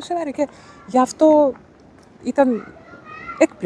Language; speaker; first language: Greek; non-native, learner; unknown